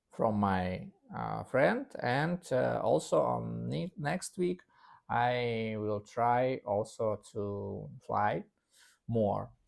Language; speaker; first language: English; non-native, learner; Russian